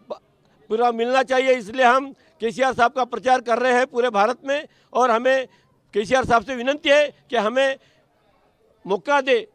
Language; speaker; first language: Hindi; non-native, local second language; Marathi